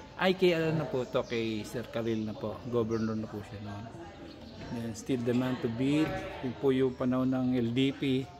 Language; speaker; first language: Filipino; native; Filipino